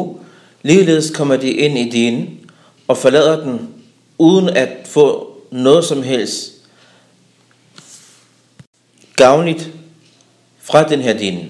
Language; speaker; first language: Danish; early bilingual, other home language; Arabic